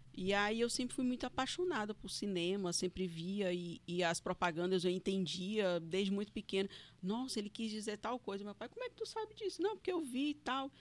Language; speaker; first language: Portuguese; native; Portuguese